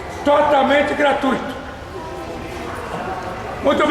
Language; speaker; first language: Portuguese; native; Portuguese